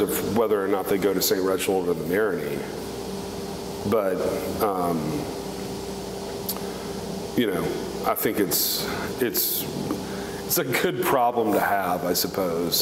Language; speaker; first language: English; native; English